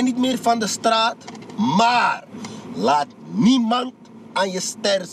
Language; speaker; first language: Dutch; native; Dutch